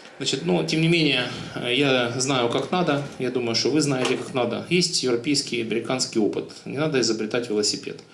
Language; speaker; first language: Russian; native; Russian